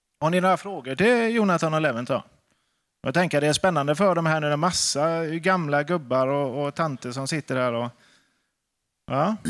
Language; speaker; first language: Swedish; native; Swedish